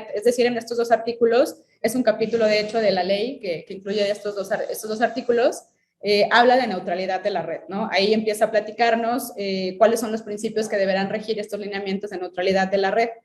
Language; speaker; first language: Spanish; native; Spanish